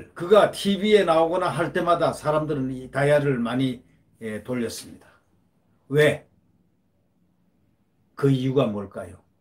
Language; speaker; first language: Korean; native; Korean